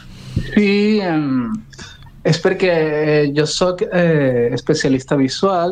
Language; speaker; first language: Catalan; non-native, learner; Spanish